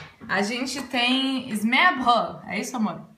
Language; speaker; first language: Portuguese; native; Portuguese